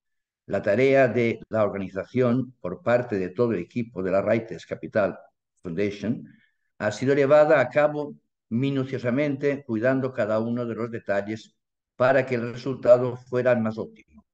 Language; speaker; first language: Spanish; non-native, fluent; Italian